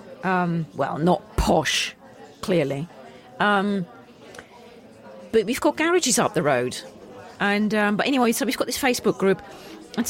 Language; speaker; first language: English; non-native, fluent; Swiss German